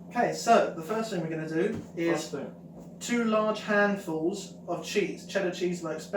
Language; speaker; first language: English; native; English